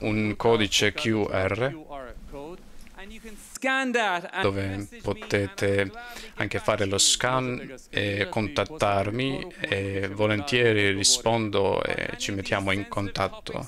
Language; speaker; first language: Italian; non-native, fluent; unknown